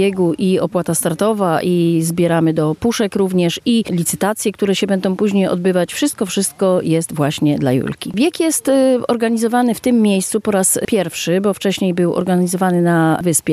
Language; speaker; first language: Polish; native; Polish